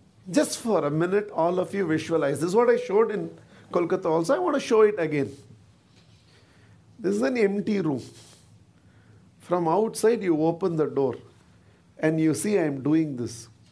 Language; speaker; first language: English; non-native, local second language; Tamil